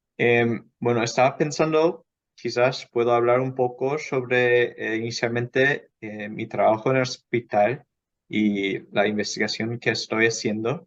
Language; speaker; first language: Spanish; non-native, fluent; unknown